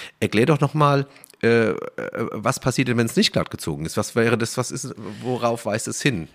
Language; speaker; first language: German; native; German